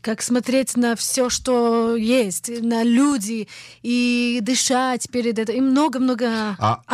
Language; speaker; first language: Russian; early bilingual, heritage; Hebrew